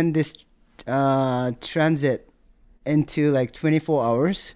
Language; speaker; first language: English; non-native, learner; Japanese